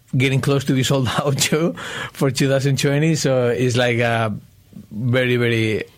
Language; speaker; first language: English; non-native, fluent; Spanish